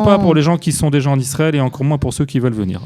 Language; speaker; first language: French; native; French